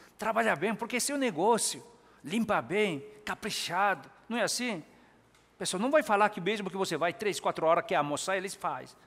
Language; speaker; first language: Portuguese; non-native, fluent; Korean